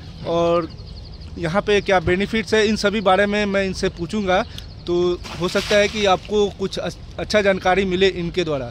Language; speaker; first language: Hindi; native; Hindi